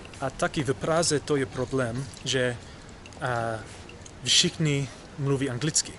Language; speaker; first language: Czech; non-native, learner; English